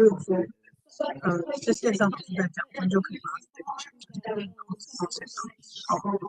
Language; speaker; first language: Chinese; native; Chinese